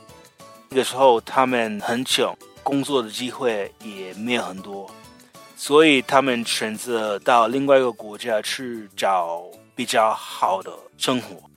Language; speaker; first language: Chinese; non-native, fluent; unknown